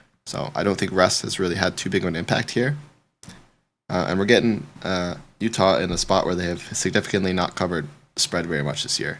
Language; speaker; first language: English; native; English